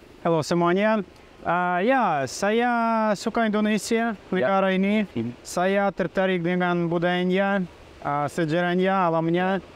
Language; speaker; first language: Indonesian; non-native, learner; Russian